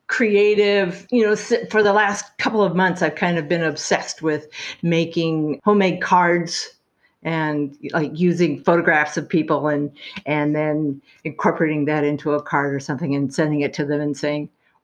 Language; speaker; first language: English; native; English